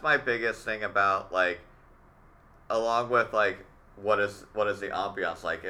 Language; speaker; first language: English; native; English